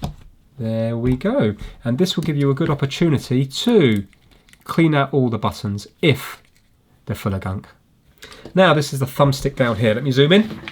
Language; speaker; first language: English; native; English